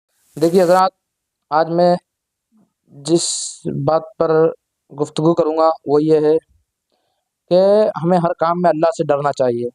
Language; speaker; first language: Urdu; native; Urdu